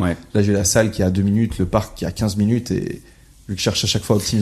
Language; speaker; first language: French; native; French